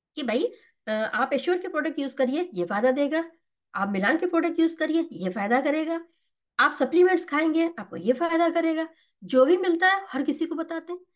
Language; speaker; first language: Hindi; native; Hindi